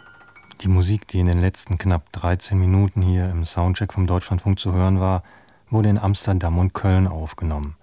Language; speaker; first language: German; native; German